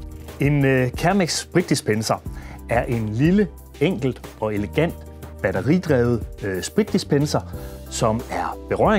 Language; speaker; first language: Danish; native; Danish